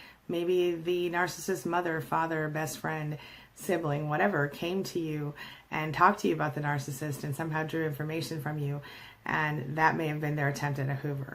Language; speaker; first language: English; native; English